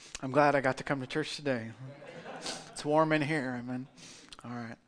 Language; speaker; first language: English; native; English